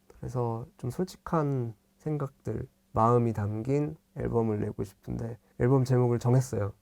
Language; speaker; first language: Korean; native; Korean